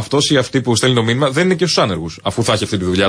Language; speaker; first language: Greek; native; Greek